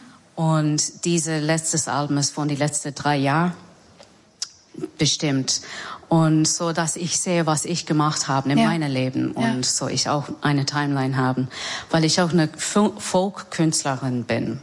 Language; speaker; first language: German; non-native, learner; English